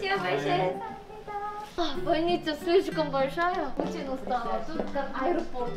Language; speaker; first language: Russian; non-native, fluent; Korean